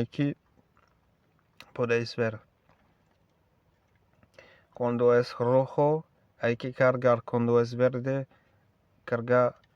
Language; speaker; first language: Spanish; non-native, learner; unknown